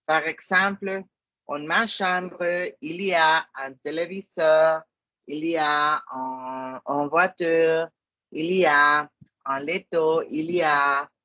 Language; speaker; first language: French; non-native, fluent; Spanish